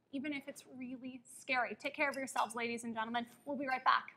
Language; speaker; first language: English; native; English